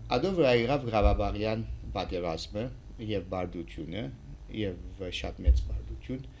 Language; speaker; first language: Armenian; early bilingual, heritage; Armenian